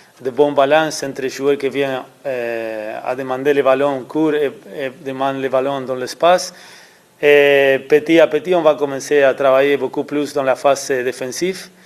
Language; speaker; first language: French; non-native, learner; Spanish